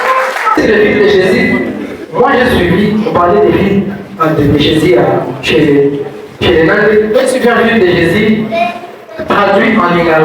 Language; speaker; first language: French; non-native, local second language; Swahili